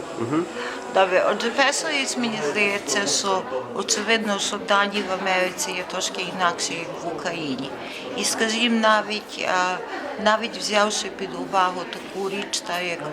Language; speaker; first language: Ukrainian; early bilingual, heritage; Ukrainian